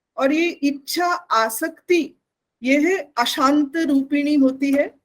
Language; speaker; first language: Hindi; non-native, local second language; Bangla